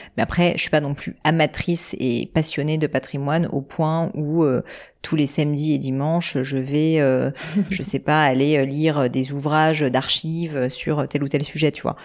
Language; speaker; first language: French; native; French